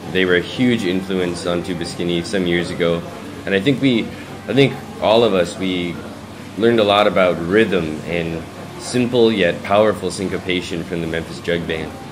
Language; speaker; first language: English; native; English